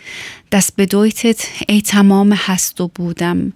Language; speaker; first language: German; non-native, learner; Persian